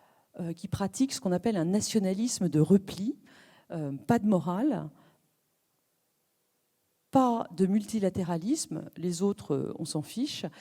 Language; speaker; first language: French; native; French